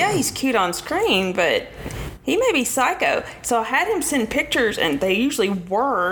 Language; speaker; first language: English; native; English